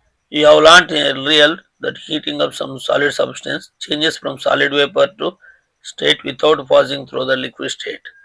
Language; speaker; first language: English; non-native, local second language; Telugu